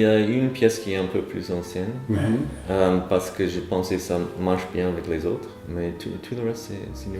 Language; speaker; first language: French; non-native, fluent; English